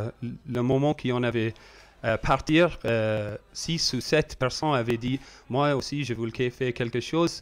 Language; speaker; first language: French; non-native, learner; English